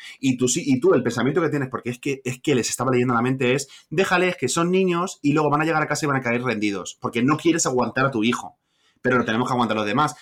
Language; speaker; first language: Spanish; native; Spanish